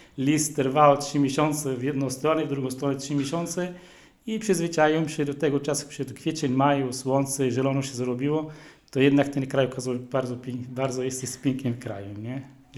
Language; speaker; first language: Polish; non-native, fluent; Arabic